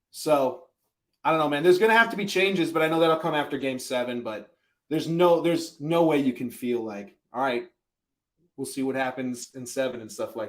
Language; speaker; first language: English; native; English